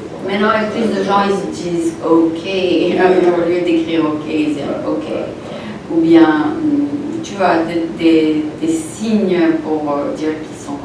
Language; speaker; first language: French; non-native, fluent; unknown